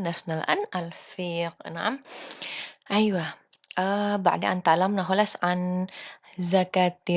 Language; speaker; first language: Arabic; non-native, fluent; Indonesian